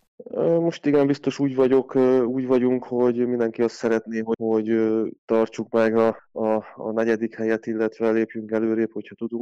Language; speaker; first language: Hungarian; native; Hungarian